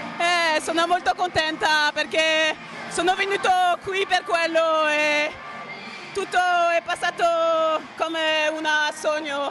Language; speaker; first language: Italian; non-native, learner; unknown